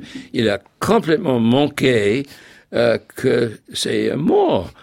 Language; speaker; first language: French; non-native, fluent; English